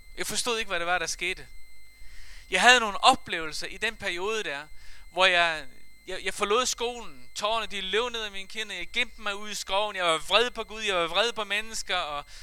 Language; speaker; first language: Danish; non-native, fluent; Faroese